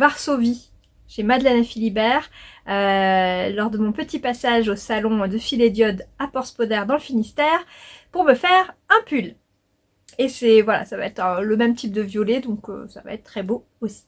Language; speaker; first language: French; native; French